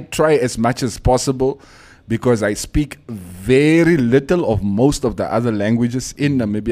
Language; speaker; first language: English; non-native, local second language; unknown